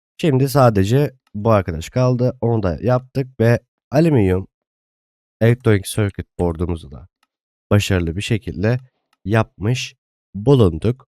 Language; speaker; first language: Turkish; native; Turkish